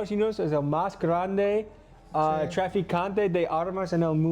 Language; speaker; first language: Spanish; non-native, learner; English